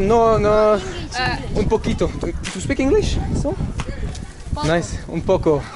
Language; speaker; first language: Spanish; non-native, learner; French